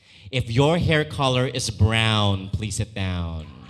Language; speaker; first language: English; non-native, local second language; Filipino